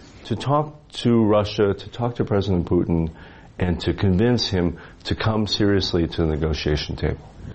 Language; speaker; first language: English; native; English